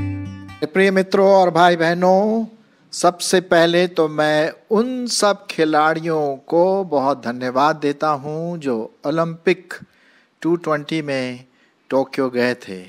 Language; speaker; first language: Hindi; non-native, local second language; Marathi